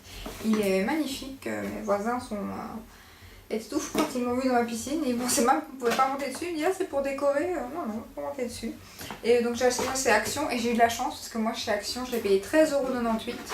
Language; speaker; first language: French; native; French